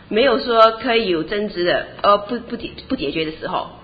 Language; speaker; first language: Chinese; native; Chinese